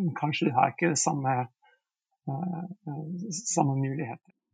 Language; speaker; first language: Norwegian; non-native, fluent; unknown